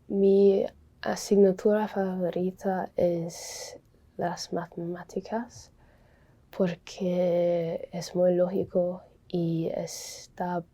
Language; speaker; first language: Spanish; non-native, learner; English